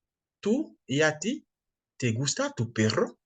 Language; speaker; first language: Spanish; non-native, fluent; French